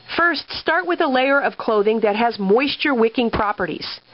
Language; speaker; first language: English; native; English